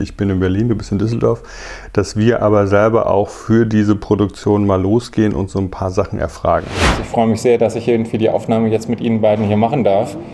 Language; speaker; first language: German; native; German